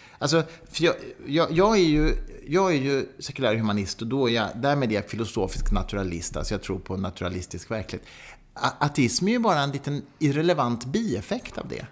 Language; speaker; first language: Swedish; native; Swedish